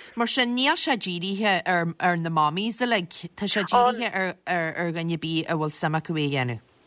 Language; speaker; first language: Irish; native; Irish